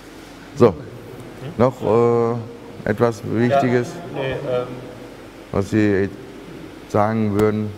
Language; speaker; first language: German; non-native, fluent; Turkish